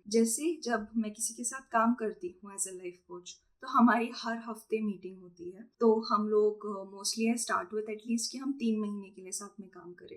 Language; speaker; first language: Hindi; non-native, local second language; Marathi